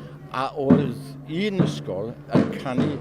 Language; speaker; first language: Welsh; native; Welsh